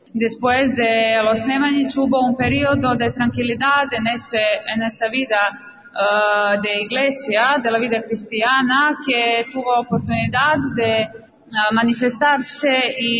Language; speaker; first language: Spanish; non-native, fluent; Serbian